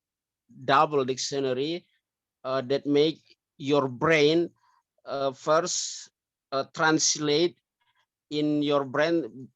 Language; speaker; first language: English; non-native, learner; Indonesian